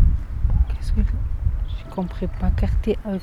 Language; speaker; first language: French; non-native, learner; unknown